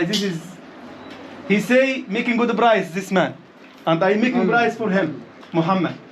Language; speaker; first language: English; non-native, learner; Arabic